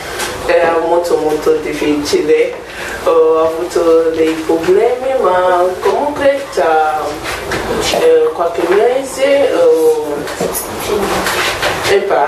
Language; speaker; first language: Italian; non-native, learner; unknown